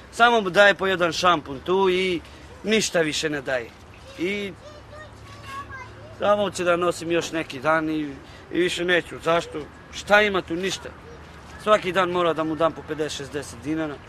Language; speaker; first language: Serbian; non-native, local second language; Romany